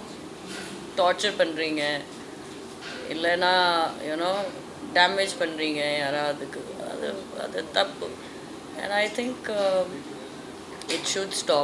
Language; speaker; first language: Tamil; non-native, fluent; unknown